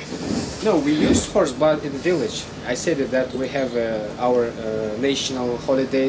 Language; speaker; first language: English; non-native, learner; Kazakh